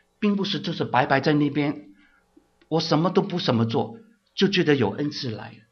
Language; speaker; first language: Chinese; non-native, local second language; Cantonese